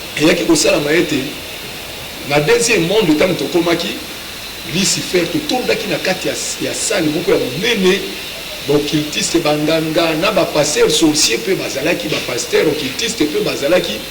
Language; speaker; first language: Lingala; native; Lingala